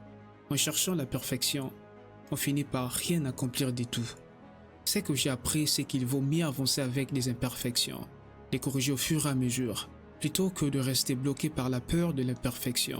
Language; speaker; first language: French; native; French